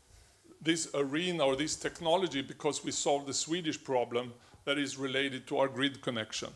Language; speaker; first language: English; non-native, fluent; Swedish